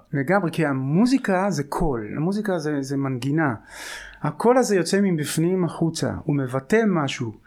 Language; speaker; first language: Hebrew; native; Hebrew